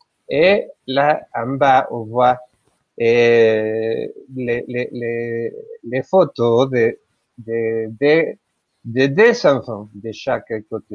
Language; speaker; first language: French; non-native, fluent; Spanish